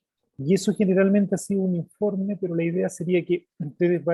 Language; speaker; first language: Spanish; native; Spanish